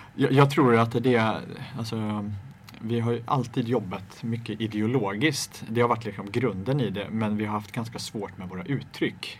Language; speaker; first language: Swedish; native; Swedish